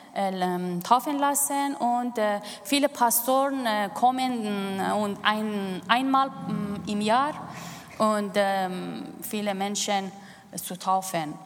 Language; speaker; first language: German; non-native, fluent; Persian